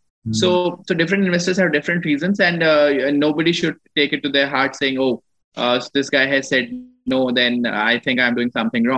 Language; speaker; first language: English; non-native, local second language; Punjabi